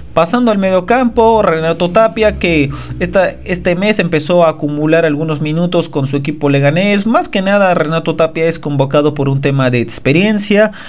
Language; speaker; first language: Spanish; native; Spanish